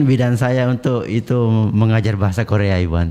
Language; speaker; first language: Indonesian; native; Indonesian